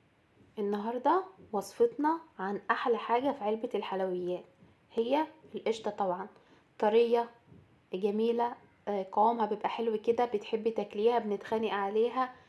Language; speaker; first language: Arabic; native; Arabic